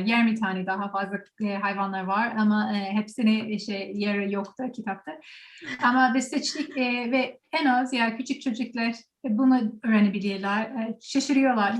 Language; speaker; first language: Turkish; non-native, learner; English